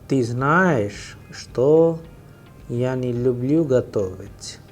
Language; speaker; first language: Russian; non-native, fluent; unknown